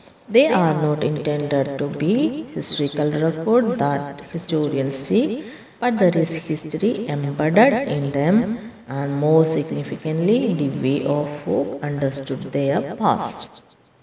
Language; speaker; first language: English; non-native, local second language; Malayalam